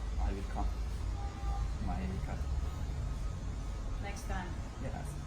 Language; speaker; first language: English; non-native, learner; Turkish